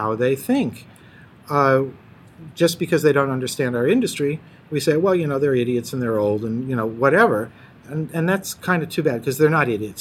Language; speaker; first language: English; native; English